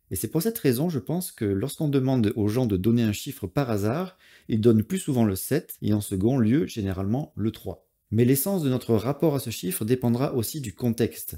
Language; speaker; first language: French; native; French